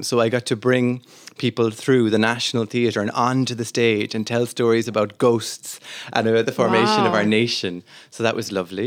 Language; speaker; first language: English; native; English